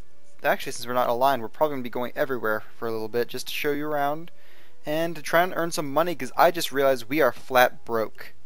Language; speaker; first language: English; native; English